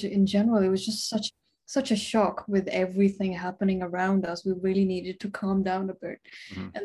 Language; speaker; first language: English; non-native, local second language; Urdu